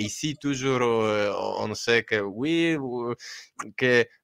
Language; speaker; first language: French; non-native, fluent; Polish